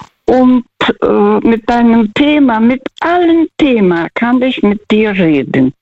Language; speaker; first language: German; non-native, fluent; Russian